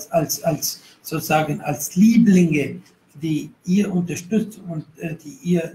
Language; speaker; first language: German; non-native, fluent; Arabic